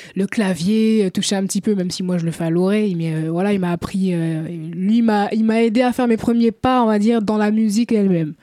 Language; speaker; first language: French; native; French